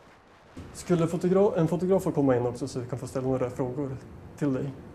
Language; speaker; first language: Swedish; native; Swedish